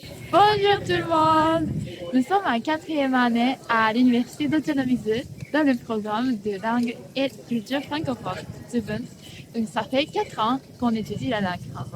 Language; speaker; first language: French; non-native, learner; Japanese